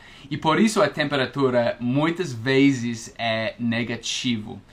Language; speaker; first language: Portuguese; non-native, fluent; English